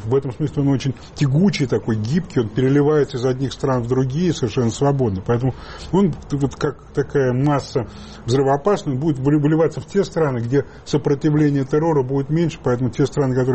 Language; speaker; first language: Russian; native; Russian